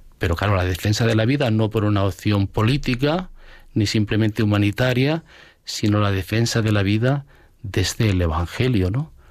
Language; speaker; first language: Spanish; native; Spanish